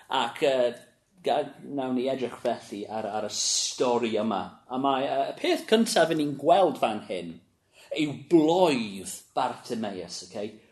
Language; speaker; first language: Welsh; non-native, local second language; English